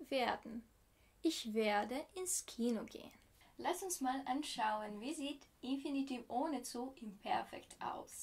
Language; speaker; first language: German; non-native, fluent; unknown